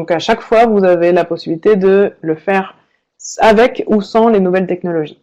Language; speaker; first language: French; native; French